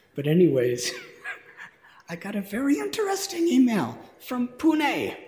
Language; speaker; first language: English; native; English